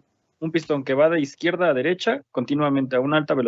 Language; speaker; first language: Spanish; native; Spanish